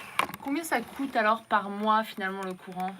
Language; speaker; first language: French; native; French